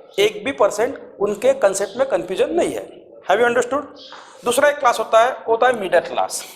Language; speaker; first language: Hindi; non-native, local second language; Marathi